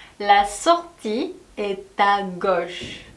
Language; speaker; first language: French; non-native, learner; Korean